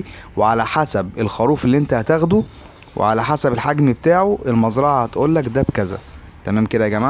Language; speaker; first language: Arabic; native; Arabic